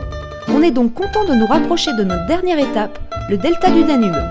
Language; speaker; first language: French; native; French